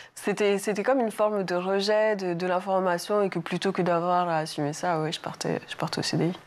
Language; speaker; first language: French; native; French